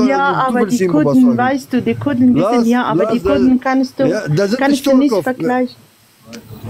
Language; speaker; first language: German; non-native, learner; Arabic